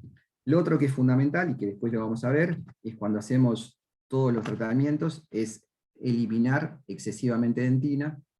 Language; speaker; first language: Spanish; native; Spanish